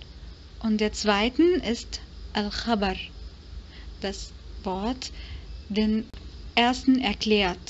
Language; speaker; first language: German; non-native, fluent; Arabic